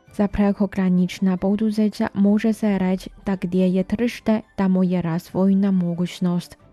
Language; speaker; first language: Croatian; non-native, fluent; Chinese